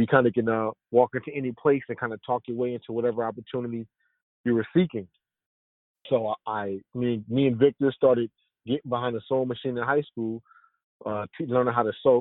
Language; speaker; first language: English; native; English